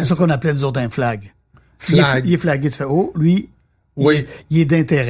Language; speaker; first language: French; native; French